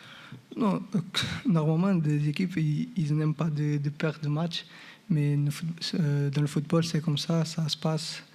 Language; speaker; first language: French; non-native, fluent; Portuguese